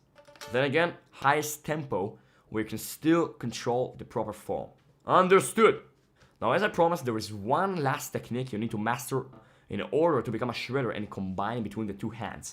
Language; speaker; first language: English; non-native, fluent; Hebrew